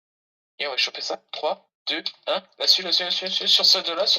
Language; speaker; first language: French; native; French